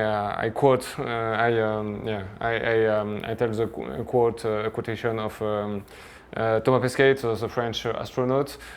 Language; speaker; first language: English; non-native, fluent; French